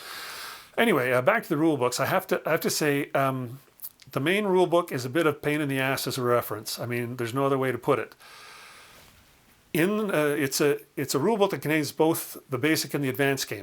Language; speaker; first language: English; native; English